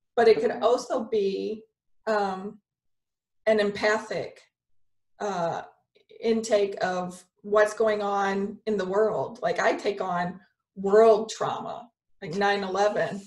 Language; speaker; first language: English; native; English